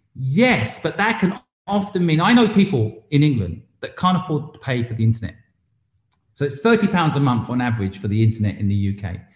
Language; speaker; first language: English; native; English